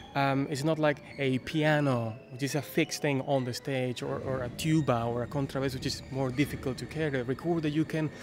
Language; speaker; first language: English; non-native, fluent; Spanish